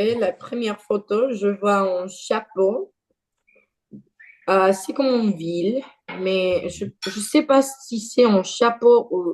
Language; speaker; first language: French; non-native, learner; Spanish